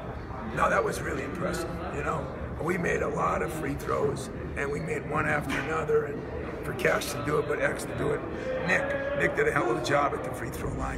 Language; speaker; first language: English; native; English